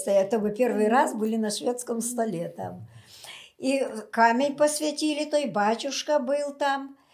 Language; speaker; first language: Russian; non-native, local second language; Ukrainian